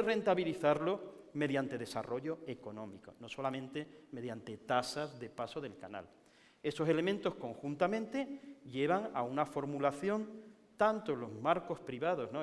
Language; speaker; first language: Spanish; native; Spanish